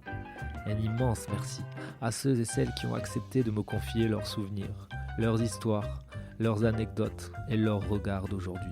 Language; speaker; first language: French; native; French